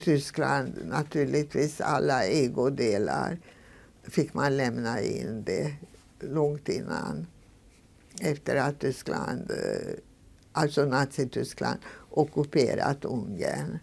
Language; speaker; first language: Swedish; non-native, fluent; Hungarian